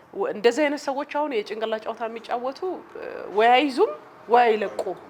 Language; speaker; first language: Amharic; native; Amharic